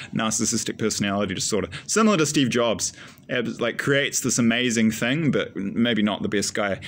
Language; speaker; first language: English; native; English